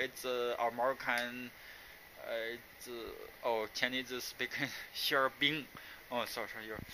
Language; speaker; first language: English; non-native, learner; Chinese